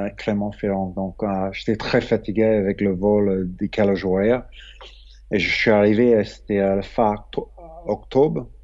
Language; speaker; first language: French; non-native, fluent; English